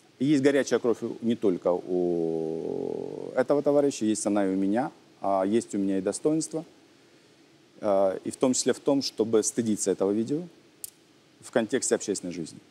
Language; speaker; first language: Russian; native; Russian